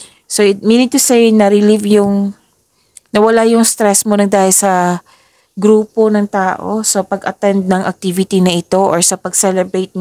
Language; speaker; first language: Filipino; native; Filipino